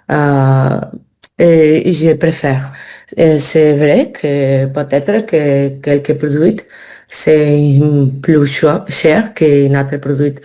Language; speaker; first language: French; non-native, learner; Spanish